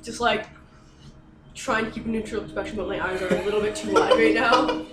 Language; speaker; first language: English; native; English